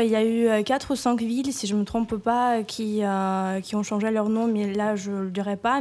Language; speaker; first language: French; non-native, fluent; Ukrainian